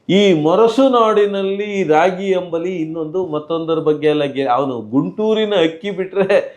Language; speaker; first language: Kannada; native; Kannada